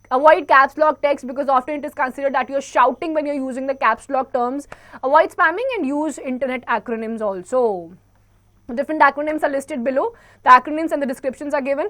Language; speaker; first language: English; non-native, local second language; Hindi